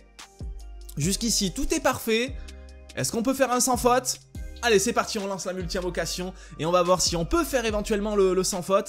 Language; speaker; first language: French; native; French